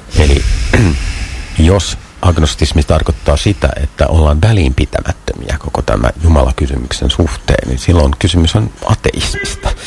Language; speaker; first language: Finnish; native; Finnish